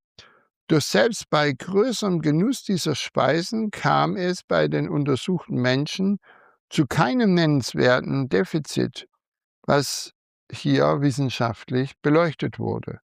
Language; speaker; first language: German; native; German